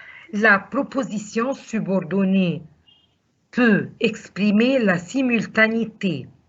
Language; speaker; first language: French; non-native, fluent; Arabic